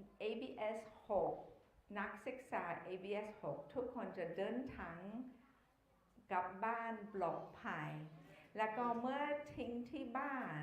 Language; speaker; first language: Thai; non-native, fluent; English